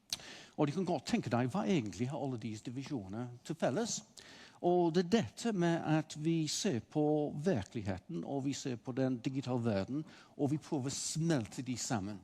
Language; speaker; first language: Norwegian; non-native, fluent; English